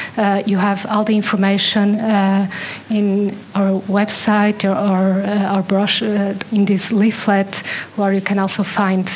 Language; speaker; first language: English; non-native, fluent; Portuguese